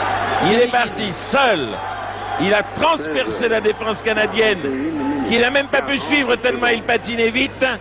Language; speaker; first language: French; native; French